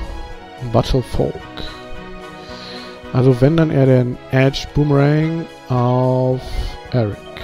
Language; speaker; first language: German; native; German